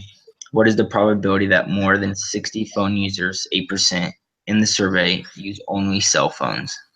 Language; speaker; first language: English; native; English